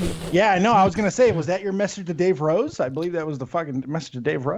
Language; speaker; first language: English; native; English